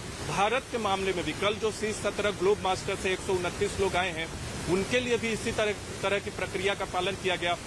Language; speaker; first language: Hindi; native; Hindi